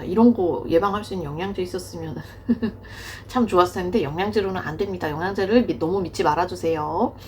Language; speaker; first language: Korean; native; Korean